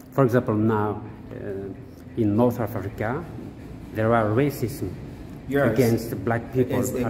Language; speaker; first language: English; non-native, fluent; French